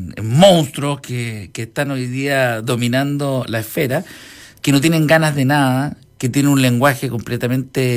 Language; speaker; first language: Spanish; native; Spanish